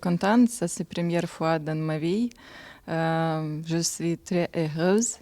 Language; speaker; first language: French; non-native, learner; Ukrainian